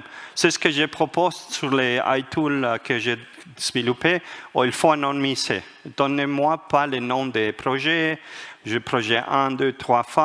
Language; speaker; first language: French; non-native, fluent; Spanish